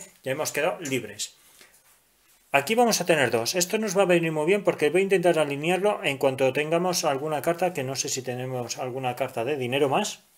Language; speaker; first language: Spanish; native; Spanish